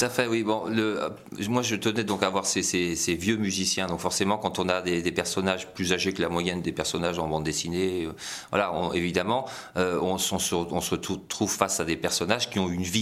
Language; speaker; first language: French; native; French